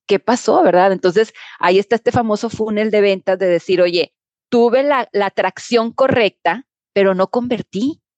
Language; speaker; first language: Spanish; native; Spanish